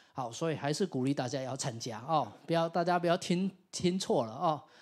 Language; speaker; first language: Chinese; non-native, local second language; Min Nan Chinese